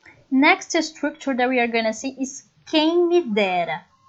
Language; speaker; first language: English; non-native, fluent; Portuguese